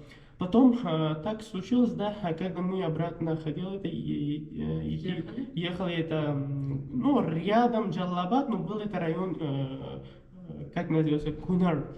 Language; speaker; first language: Russian; non-native, learner; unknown